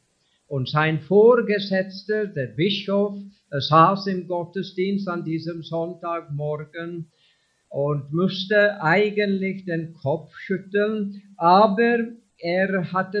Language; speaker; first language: German; non-native, fluent; English